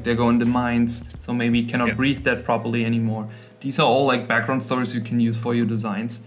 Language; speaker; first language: English; non-native, fluent; German